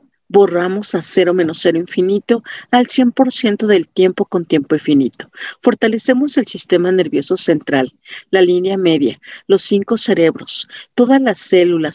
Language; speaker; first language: Spanish; native; Spanish